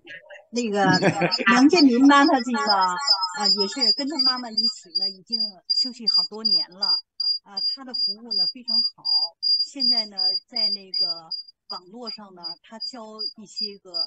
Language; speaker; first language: Chinese; native; Chinese